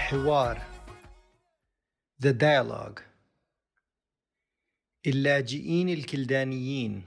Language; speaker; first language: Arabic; native; Arabic